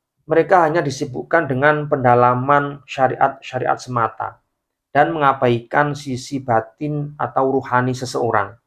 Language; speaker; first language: Indonesian; native; Indonesian